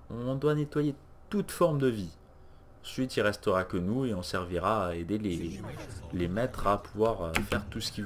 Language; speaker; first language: French; native; French